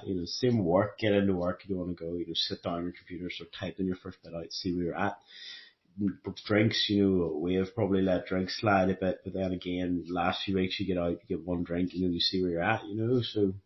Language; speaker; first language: English; native; English